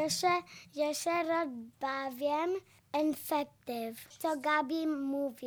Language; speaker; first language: Polish; early bilingual, heritage; Polish